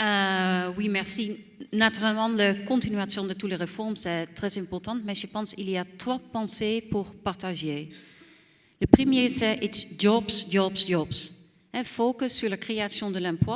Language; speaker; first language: French; non-native, fluent; Dutch